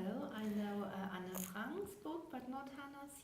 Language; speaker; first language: English; non-native, fluent; German